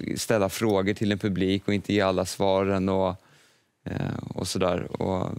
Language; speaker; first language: Swedish; native; Swedish